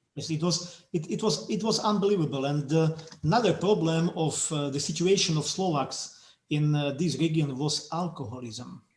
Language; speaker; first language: English; non-native, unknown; Slovak